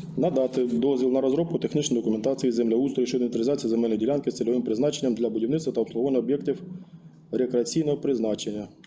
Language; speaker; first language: Ukrainian; native; Ukrainian